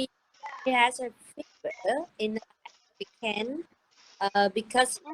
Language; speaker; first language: English; non-native, learner; Vietnamese